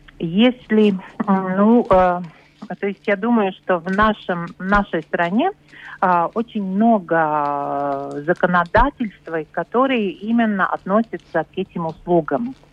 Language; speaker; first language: Russian; non-native, local second language; Latvian